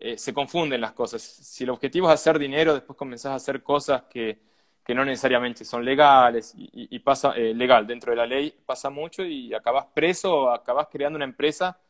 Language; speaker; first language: Spanish; native; Spanish